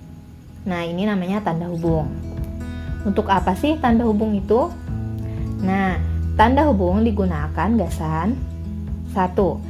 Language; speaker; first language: Indonesian; non-native, local second language; Banjar